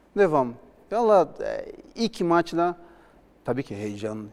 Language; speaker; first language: Turkish; non-native, learner; Portuguese